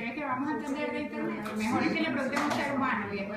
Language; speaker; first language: Spanish; native; Spanish